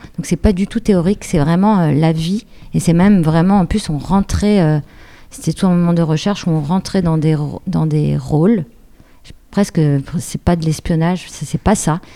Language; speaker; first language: French; native; French